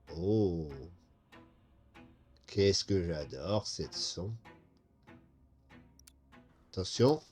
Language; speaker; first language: French; native; French